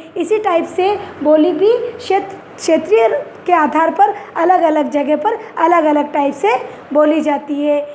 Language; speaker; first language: Hindi; native; Hindi